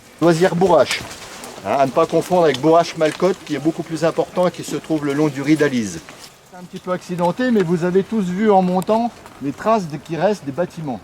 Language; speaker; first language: French; native; French